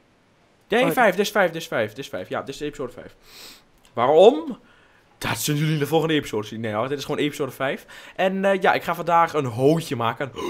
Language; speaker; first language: Dutch; native; Dutch